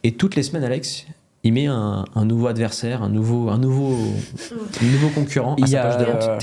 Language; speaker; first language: French; native; French